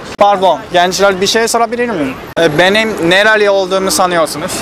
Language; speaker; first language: Turkish; non-native, learner; Japanese